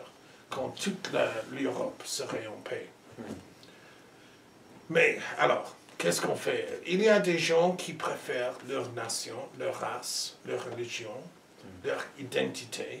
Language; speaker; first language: French; non-native, learner; English